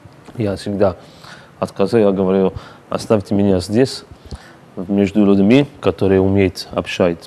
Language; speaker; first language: Russian; non-native, learner; Italian